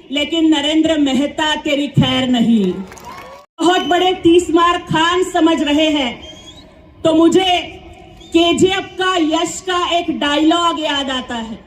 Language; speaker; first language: Hindi; non-native, local second language; Marathi